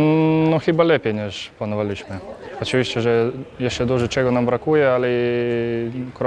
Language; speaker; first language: Polish; non-native, fluent; Russian